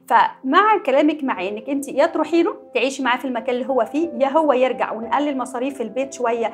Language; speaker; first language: Arabic; native; Arabic